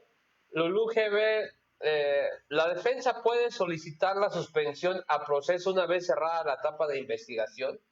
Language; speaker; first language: Spanish; native; Spanish